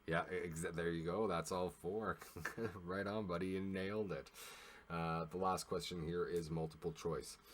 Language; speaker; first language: English; native; English